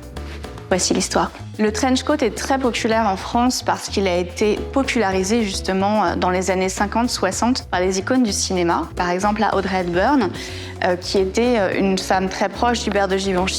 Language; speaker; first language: French; native; French